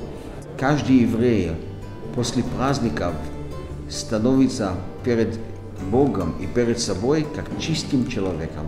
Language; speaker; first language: Russian; non-native, fluent; Hebrew